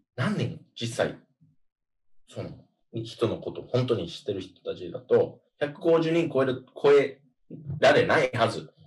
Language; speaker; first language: Japanese; non-native, fluent; English